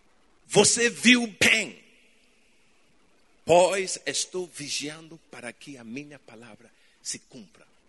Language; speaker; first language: Portuguese; non-native, fluent; English